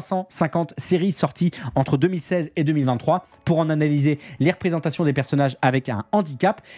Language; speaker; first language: French; native; French